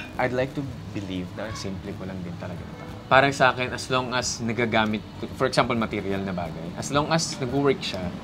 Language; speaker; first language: Filipino; native; Filipino